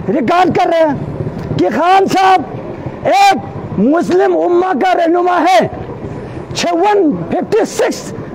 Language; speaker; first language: Urdu; non-native, local second language; Balti